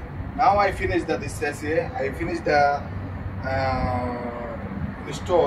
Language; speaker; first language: English; non-native, learner; Bangla